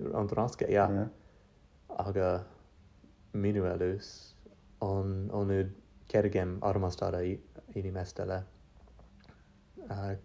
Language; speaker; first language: Estonian; non-native, learner; English